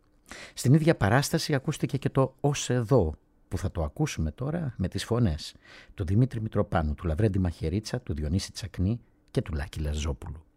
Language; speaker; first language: Greek; native; Greek